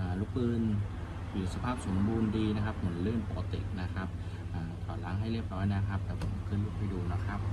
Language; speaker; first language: Thai; native; Thai